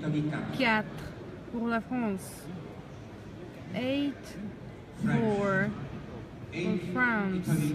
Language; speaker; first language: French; non-native, learner; Czech